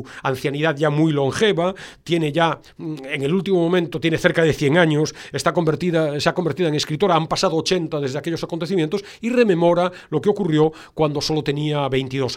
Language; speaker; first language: Spanish; native; Spanish